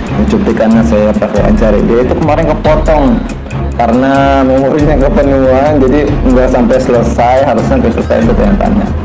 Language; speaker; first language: Indonesian; native; Indonesian